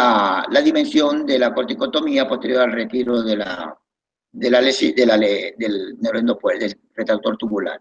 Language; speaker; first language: Spanish; native; Spanish